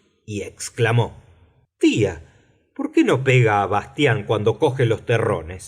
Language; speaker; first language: Spanish; native; Spanish